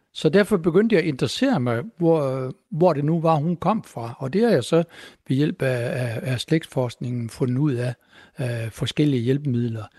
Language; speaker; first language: Danish; native; Danish